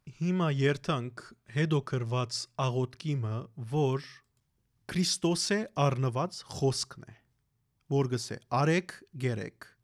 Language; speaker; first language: Armenian; early bilingual, heritage; Armenian